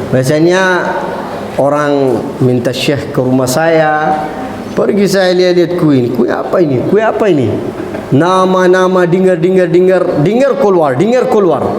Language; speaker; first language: Malay; non-native, fluent; Arabic